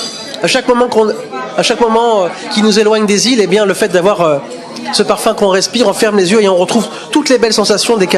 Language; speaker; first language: French; native; French